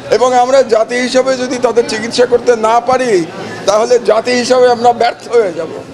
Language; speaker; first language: Bangla; native; Bangla